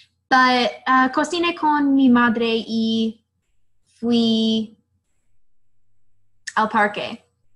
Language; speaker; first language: Spanish; non-native, learner; English